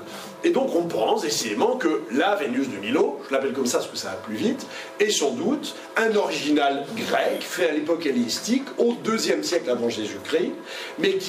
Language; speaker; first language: French; native; French